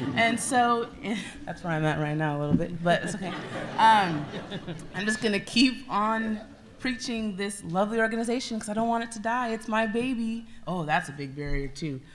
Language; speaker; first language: English; native; English